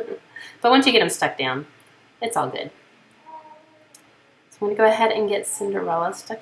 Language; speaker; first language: English; native; English